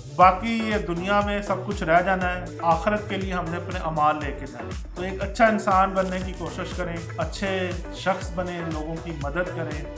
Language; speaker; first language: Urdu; non-native, local second language; Punjabi